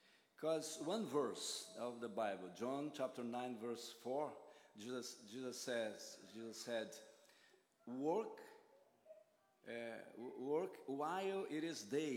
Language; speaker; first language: English; non-native, learner; Portuguese